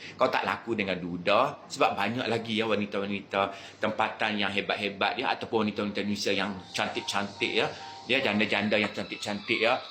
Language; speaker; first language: Malay; native; Malay